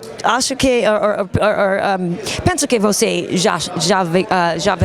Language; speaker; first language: Portuguese; non-native, learner; English